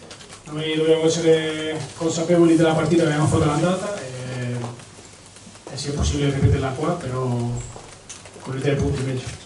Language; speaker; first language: Italian; non-native, fluent; Spanish